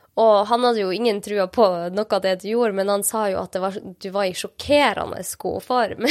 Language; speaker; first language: Norwegian; native; Norwegian